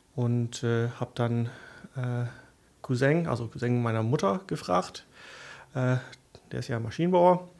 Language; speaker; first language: German; non-native, fluent; English